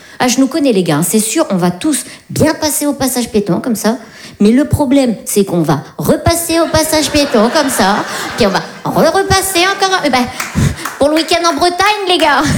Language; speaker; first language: French; native; French